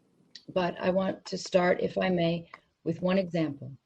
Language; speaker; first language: English; native; English